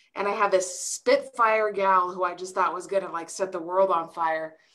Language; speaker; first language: English; native; English